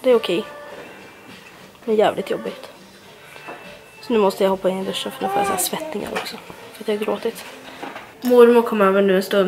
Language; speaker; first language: Swedish; native; Swedish